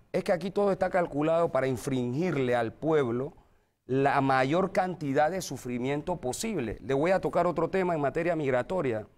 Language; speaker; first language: Spanish; native; Spanish